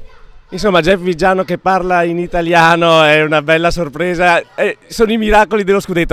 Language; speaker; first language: Italian; native; Italian